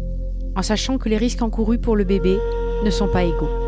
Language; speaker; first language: French; native; French